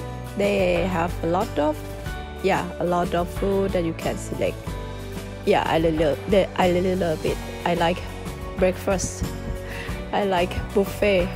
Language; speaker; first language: English; non-native, learner; Thai